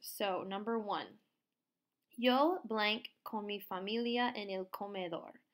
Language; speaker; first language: Spanish; non-native, fluent; English